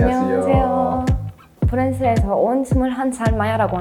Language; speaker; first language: Korean; non-native, learner; French